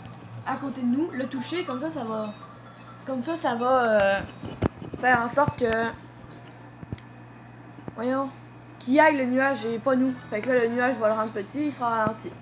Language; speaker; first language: French; native; French